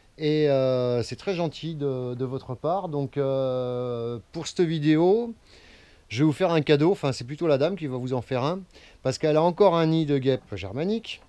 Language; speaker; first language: French; native; French